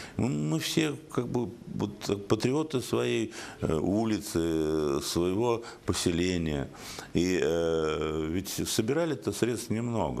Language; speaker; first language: Russian; native; Russian